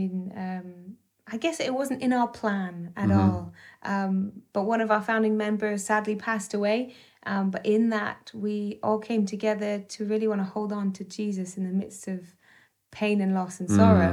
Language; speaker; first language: English; native; English